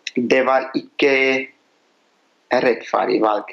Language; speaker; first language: Norwegian; non-native, learner; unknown